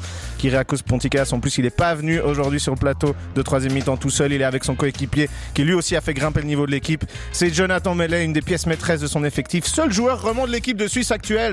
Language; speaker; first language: French; native; French